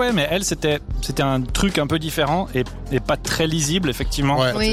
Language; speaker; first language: French; native; French